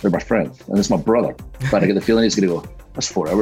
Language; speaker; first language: English; native; English